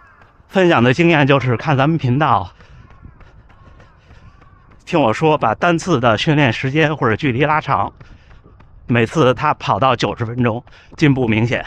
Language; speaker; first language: Chinese; native; Chinese